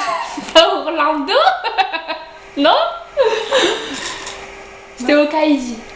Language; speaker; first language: French; native; French